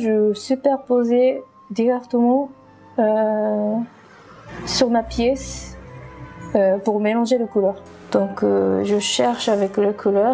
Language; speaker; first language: French; non-native, learner; Japanese